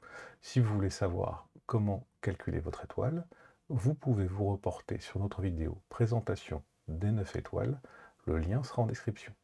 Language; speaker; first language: French; native; French